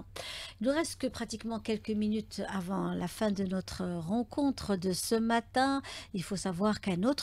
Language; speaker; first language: French; native; French